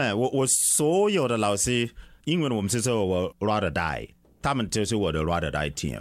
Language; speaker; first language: Chinese; non-native, fluent; English